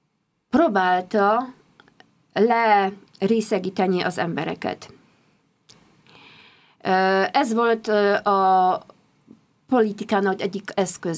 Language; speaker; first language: Hungarian; non-native, fluent; Polish